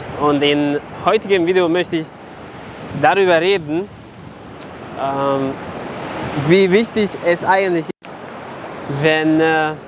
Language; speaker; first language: German; non-native, fluent; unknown